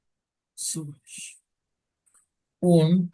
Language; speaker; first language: German; non-native, learner; Bangla